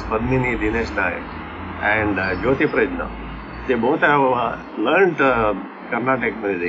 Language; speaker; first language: English; non-native, local second language; Konkani